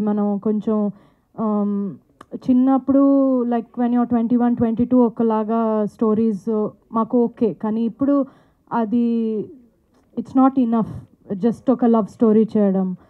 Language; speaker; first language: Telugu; non-native, fluent; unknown